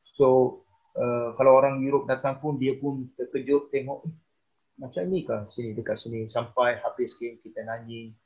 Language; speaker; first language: Malay; non-native, local second language; Tamil